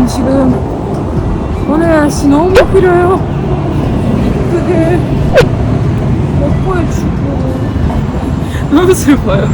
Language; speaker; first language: Korean; non-native, learner; Ukrainian